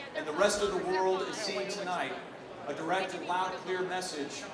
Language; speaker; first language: English; early bilingual, other home language; Spanish